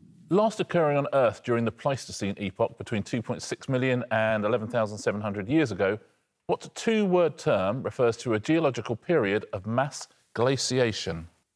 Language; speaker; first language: English; native; English